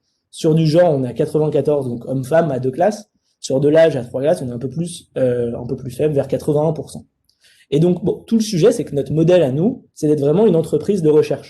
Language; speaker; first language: French; native; French